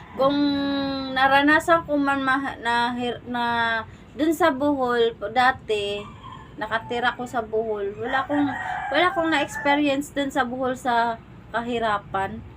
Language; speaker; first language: Filipino; non-native, local second language; Cebuano